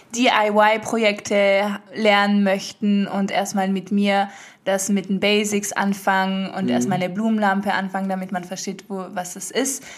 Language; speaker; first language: German; early bilingual, heritage; French